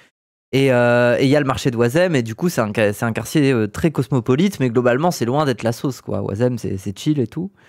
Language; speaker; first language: French; native; French